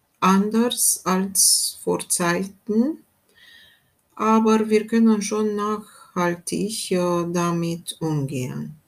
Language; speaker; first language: German; non-native, fluent; Romanian